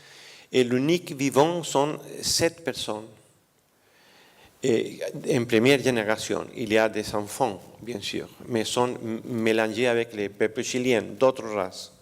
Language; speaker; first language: French; non-native, fluent; Spanish